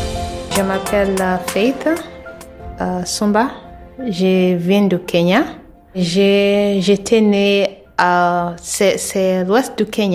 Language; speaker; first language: French; non-native, learner; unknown